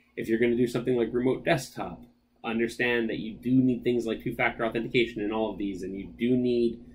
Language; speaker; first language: English; native; English